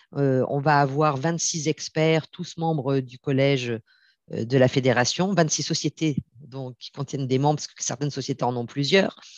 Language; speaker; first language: French; native; French